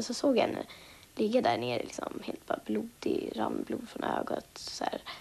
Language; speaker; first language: Swedish; native; Swedish